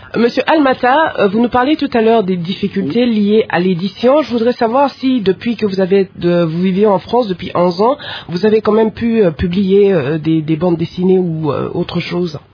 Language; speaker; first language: French; non-native, local second language; Lingala